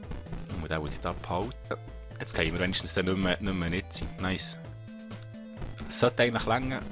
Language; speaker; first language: German; native; German